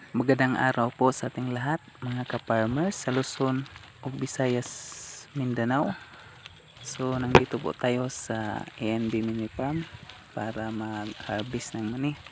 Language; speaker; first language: Filipino; non-native, local second language; Cebuano